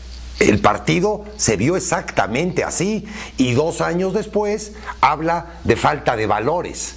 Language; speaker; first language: Spanish; native; Spanish